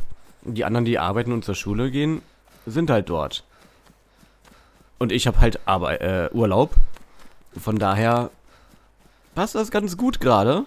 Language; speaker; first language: German; native; German